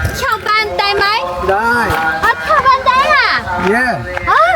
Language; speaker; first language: Thai; non-native, learner; Chinese